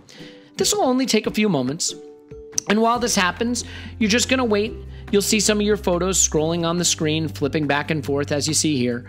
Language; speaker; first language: English; native; English